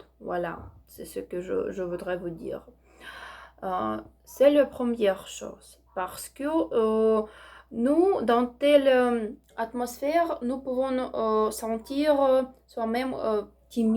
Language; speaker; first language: French; non-native, learner; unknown